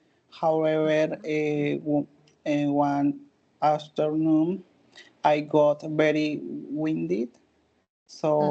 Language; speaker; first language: English; non-native, learner; Spanish